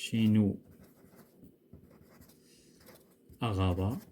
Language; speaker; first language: French; non-native, local second language; Arabic